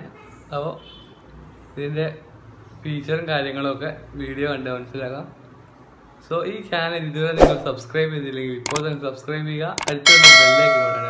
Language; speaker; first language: Malayalam; native; Malayalam